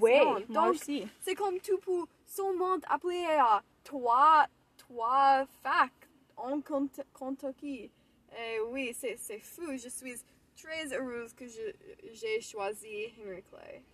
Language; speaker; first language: French; non-native, learner; English